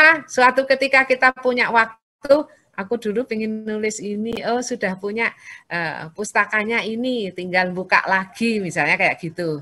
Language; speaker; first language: Indonesian; native; Indonesian